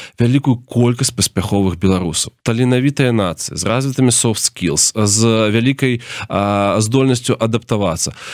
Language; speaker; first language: Belarusian; non-native, local second language; Russian